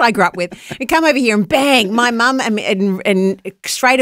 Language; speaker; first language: English; native; English